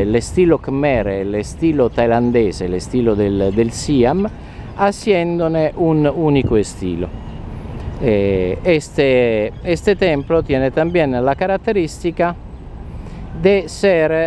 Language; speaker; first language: Spanish; non-native, learner; Italian